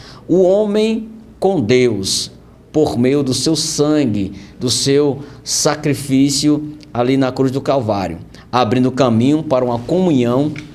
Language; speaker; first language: Portuguese; native; Portuguese